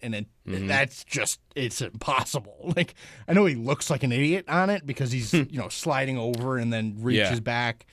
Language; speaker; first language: English; native; English